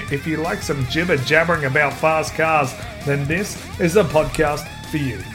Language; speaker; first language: English; native; English